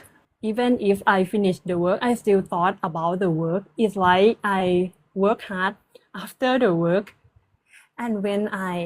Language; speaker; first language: English; non-native, learner; Thai